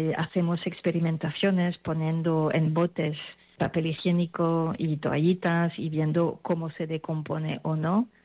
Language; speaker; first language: Spanish; non-native, fluent; French